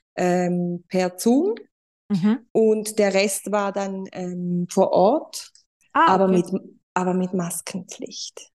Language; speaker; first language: German; non-native, fluent; Spanish